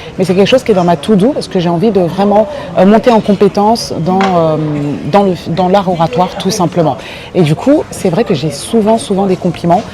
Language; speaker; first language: French; native; French